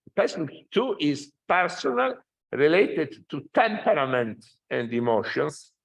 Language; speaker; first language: English; non-native, fluent; Italian